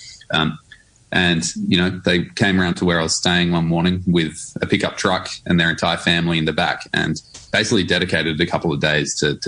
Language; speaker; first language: English; native; English